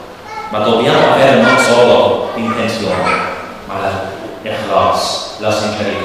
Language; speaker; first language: Italian; non-native, learner; English